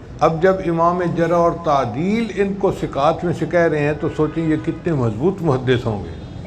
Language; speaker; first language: Urdu; non-native, local second language; Punjabi